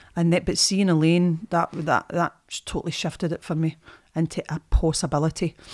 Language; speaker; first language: English; native; English